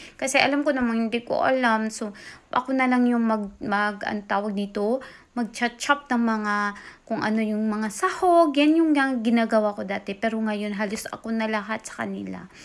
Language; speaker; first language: Filipino; non-native, local second language; Cebuano